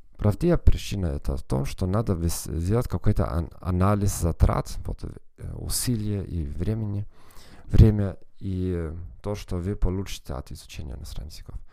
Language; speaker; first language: Russian; non-native, fluent; German